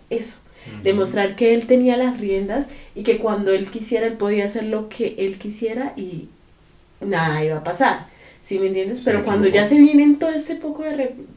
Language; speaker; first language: Spanish; native; Spanish